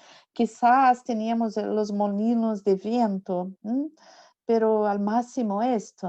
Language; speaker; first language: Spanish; non-native, learner; Portuguese